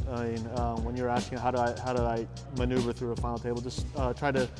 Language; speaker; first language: English; native; English